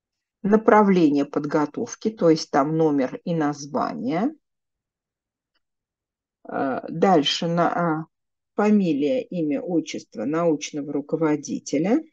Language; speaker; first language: Russian; native; Russian